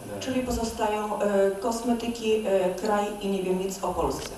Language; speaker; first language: Polish; non-native, fluent; Russian